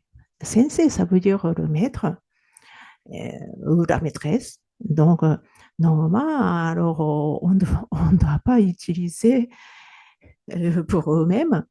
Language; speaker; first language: French; non-native, fluent; Japanese